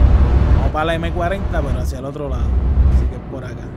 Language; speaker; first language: Spanish; native; Spanish